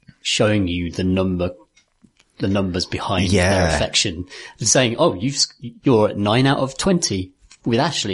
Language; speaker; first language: English; native; English